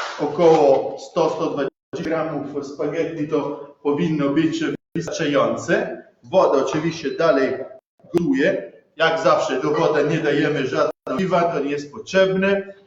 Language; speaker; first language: Polish; non-native, learner; Italian